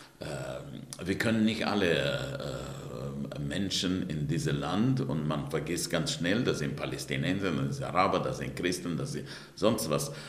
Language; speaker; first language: German; non-native, fluent; Romanian